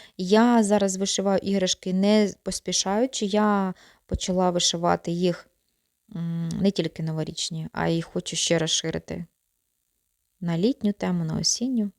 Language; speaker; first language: Ukrainian; non-native, local second language; Russian